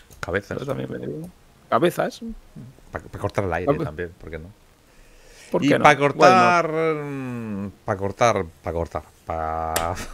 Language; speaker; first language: Spanish; native; Spanish